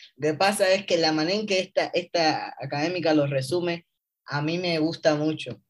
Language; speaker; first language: Spanish; native; Spanish